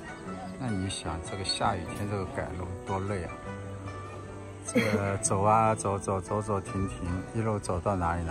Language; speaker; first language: Chinese; native; Chinese